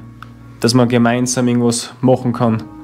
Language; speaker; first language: German; native; German